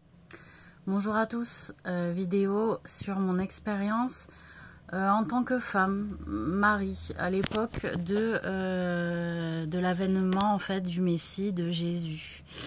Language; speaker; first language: French; native; French